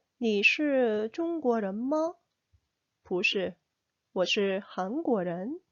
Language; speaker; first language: Chinese; non-native, fluent; Korean